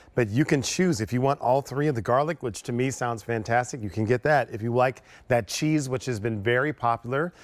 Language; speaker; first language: English; native; English